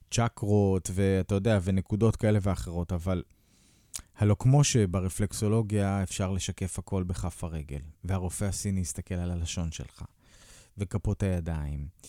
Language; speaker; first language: Hebrew; native; Hebrew